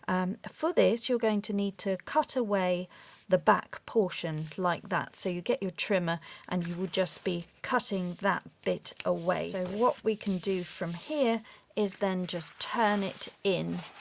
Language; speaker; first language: English; native; English